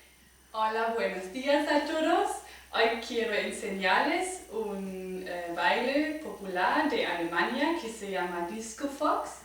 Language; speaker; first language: Spanish; non-native, fluent; German